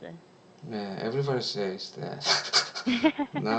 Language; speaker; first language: English; non-native, learner; Korean